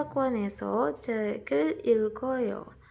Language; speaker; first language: Korean; non-native, fluent; Indonesian